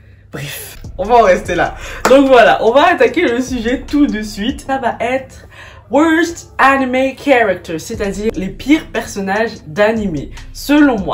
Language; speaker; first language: French; native; French